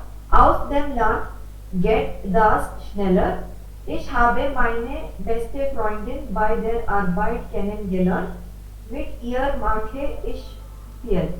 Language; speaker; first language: German; non-native, learner; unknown